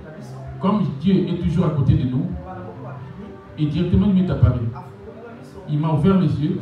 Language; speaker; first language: French; non-native, local second language; Lingala